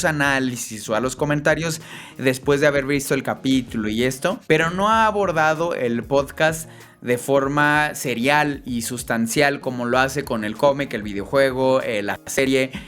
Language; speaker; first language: Spanish; native; Spanish